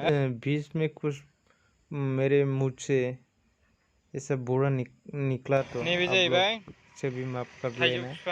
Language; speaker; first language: Hindi; non-native, local second language; Bodo